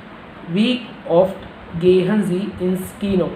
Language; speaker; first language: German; non-native, learner; Hindi